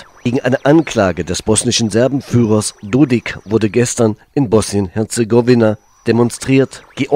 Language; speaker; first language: German; native; German